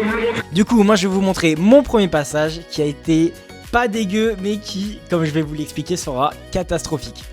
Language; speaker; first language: French; native; French